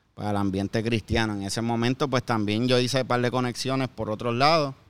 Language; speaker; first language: Spanish; native; Spanish